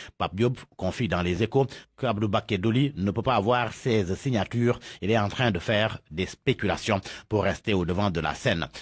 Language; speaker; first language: French; non-native, local second language; Wolof